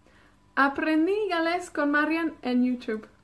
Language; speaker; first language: Spanish; non-native, fluent; Welsh